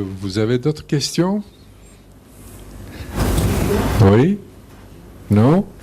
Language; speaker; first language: French; non-native, fluent; Serbian